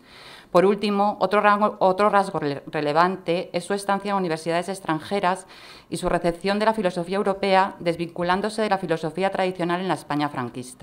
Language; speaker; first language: Spanish; native; Spanish